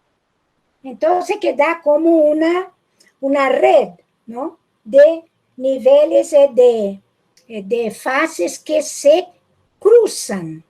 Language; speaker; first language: Spanish; non-native, fluent; Portuguese